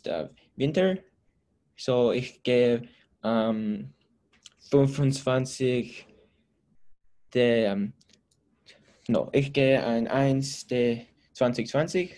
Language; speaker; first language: German; non-native, learner; English